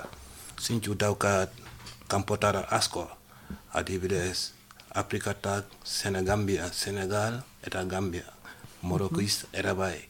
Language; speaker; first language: Basque; non-native, learner; Wolof